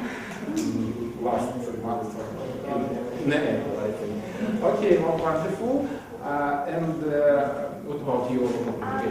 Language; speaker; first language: English; non-native, learner; Ukrainian